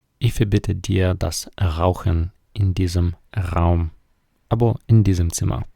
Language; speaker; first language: German; non-native, fluent; Ukrainian